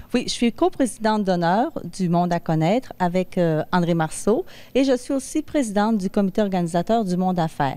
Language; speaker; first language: French; native; French